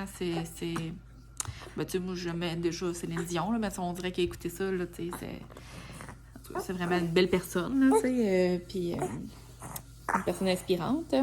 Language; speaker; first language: French; native; French